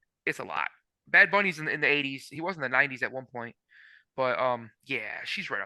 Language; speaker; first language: English; native; English